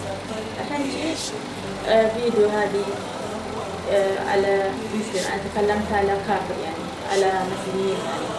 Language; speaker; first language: Arabic; non-native, learner; Oromo